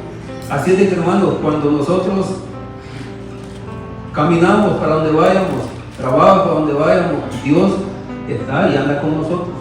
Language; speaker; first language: Spanish; native; Spanish